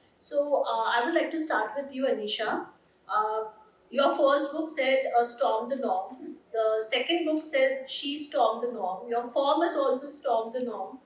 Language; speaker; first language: English; non-native, local second language; Hindi